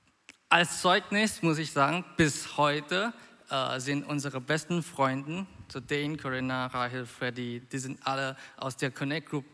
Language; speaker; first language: German; non-native, fluent; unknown